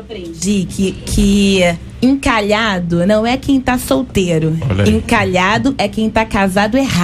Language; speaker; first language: Portuguese; native; Portuguese